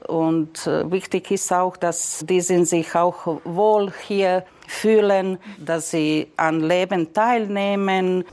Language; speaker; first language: German; non-native, fluent; Croatian